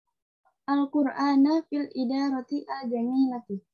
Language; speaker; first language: Arabic; non-native, learner; Indonesian